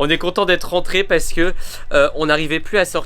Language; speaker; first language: French; native; French